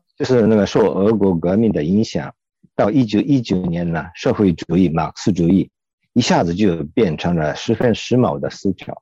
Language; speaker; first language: Chinese; non-native, fluent; Japanese